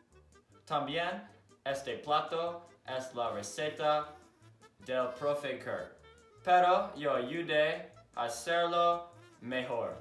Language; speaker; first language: Spanish; non-native, learner; English